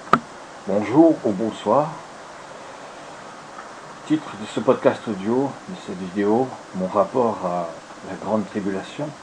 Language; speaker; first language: French; native; French